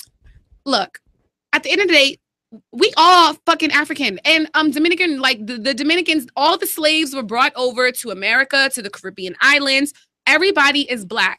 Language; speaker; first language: English; native; English